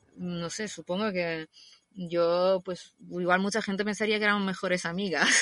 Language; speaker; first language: Spanish; non-native, fluent; Italian